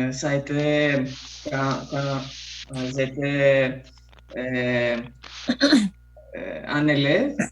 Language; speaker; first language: French; non-native, fluent; Polish